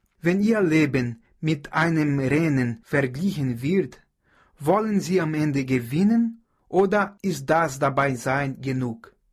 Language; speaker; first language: German; non-native, fluent; Portuguese